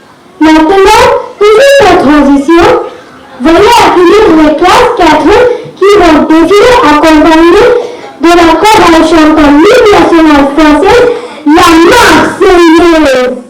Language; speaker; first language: French; non-native, learner; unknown